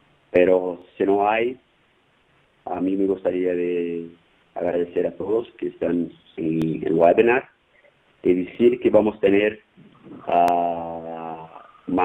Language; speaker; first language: Spanish; non-native, fluent; Portuguese